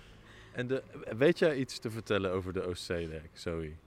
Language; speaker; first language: Dutch; native; Dutch